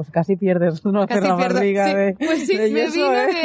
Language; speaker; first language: Spanish; native; Spanish